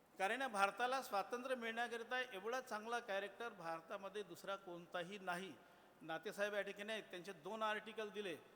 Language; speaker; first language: Marathi; non-native, local second language; Gondi